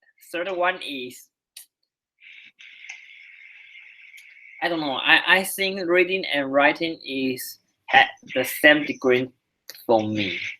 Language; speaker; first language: English; non-native, learner; Chinese